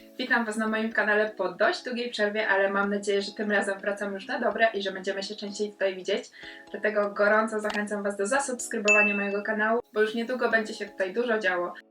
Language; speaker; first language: Polish; native; Polish